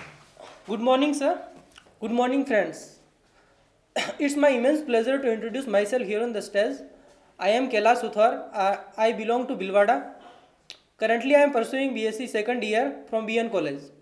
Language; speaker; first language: English; non-native, learner; Hindi